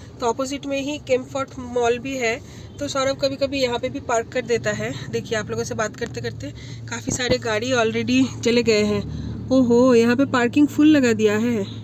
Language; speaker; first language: Hindi; non-native, local second language; Bangla